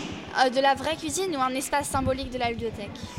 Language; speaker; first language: French; native; French